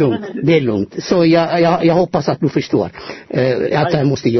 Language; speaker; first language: Swedish; non-native, fluent; Amharic